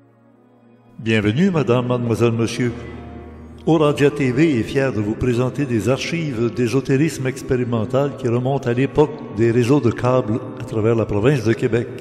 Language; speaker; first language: French; native; French